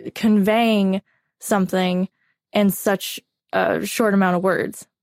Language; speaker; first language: English; native; English